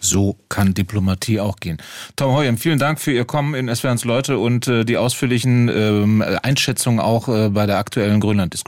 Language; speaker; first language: German; native; German